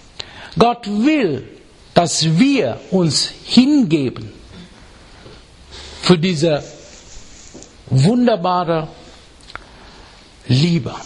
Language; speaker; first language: German; non-native, fluent; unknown